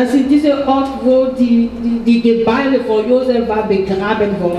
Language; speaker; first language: German; non-native, fluent; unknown